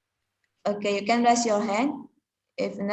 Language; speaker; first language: English; non-native, learner; Indonesian